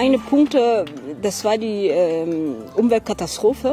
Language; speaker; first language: German; non-native, fluent; French